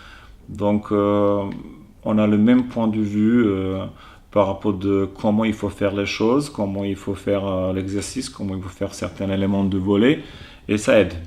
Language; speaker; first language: French; non-native, fluent; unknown